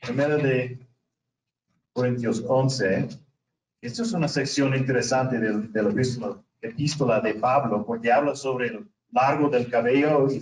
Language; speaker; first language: Spanish; non-native, fluent; English